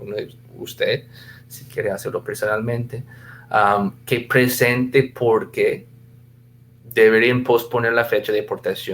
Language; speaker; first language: Spanish; non-native, fluent; English